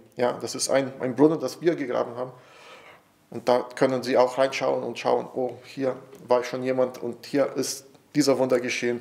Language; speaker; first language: German; non-native, fluent; Portuguese